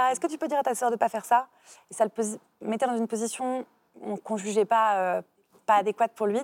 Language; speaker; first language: French; native; French